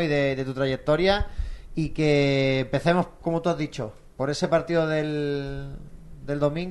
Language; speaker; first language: Spanish; native; Spanish